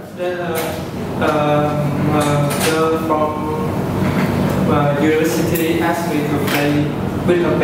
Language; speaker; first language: English; non-native, learner; Vietnamese